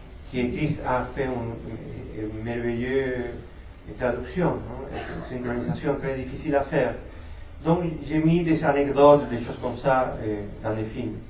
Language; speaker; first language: French; non-native, fluent; Spanish